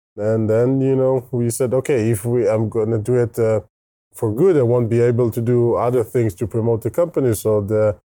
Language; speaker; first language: English; non-native, fluent; Hebrew